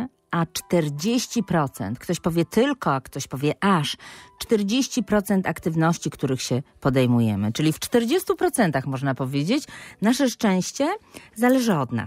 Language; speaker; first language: Polish; native; Polish